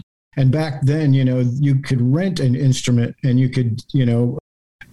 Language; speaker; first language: English; native; English